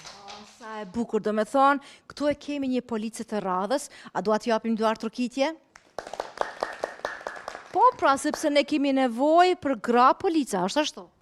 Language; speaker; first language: Albanian; native; Albanian